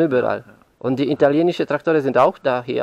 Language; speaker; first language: German; non-native, learner; Polish